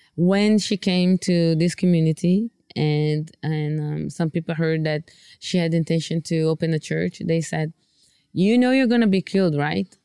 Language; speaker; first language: English; non-native, fluent; Portuguese